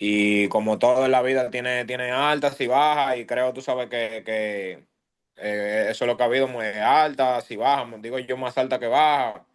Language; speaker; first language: Spanish; native; Spanish